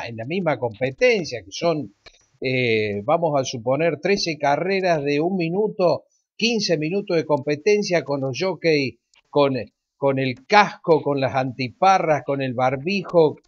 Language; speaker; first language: Spanish; native; Spanish